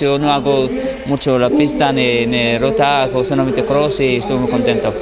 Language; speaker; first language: Spanish; non-native, fluent; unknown